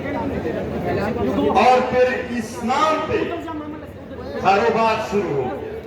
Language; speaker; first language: Urdu; non-native, local second language; Pashto